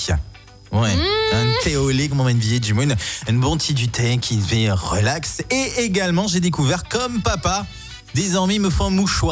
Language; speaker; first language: French; non-native, local second language; Morisyen